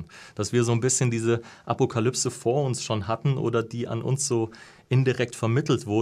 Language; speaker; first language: German; native; German